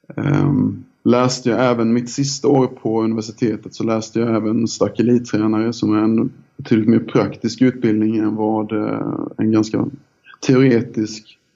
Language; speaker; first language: Swedish; native; Swedish